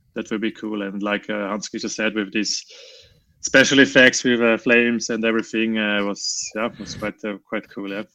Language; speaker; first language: English; non-native, learner; Romansh